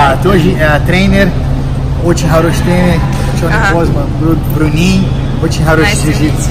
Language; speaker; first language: Russian; non-native, learner; Portuguese